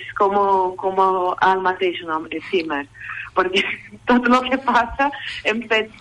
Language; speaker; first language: Catalan; non-native, fluent; Portuguese